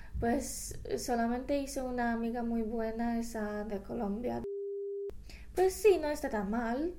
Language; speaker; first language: Spanish; non-native, fluent; Polish